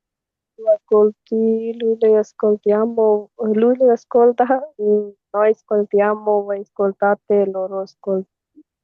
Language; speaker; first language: Italian; non-native, learner; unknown